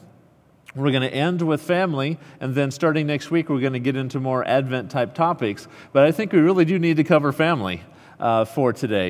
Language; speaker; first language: English; native; English